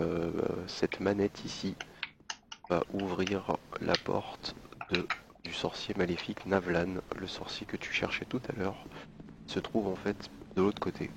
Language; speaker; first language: French; native; French